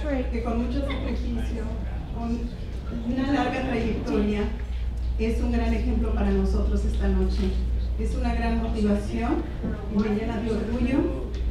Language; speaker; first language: Spanish; early bilingual, heritage; Spanish